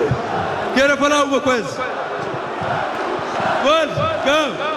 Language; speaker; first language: Portuguese; non-native, learner; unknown